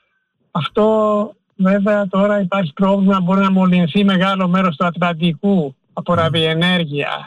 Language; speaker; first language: Greek; native; Greek